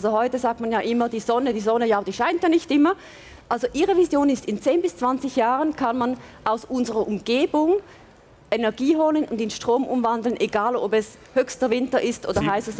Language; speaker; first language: German; native; German